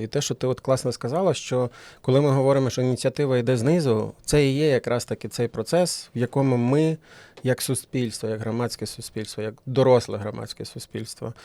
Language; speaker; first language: Ukrainian; native; Ukrainian